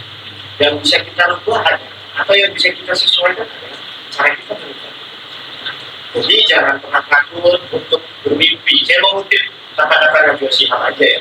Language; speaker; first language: Indonesian; native; Indonesian